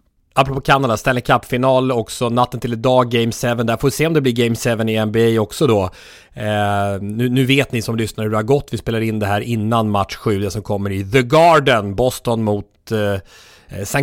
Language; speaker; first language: Swedish; native; Swedish